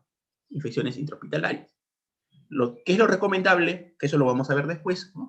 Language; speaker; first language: Spanish; native; Spanish